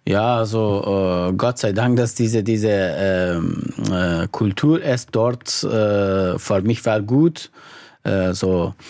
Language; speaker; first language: German; non-native, learner; Persian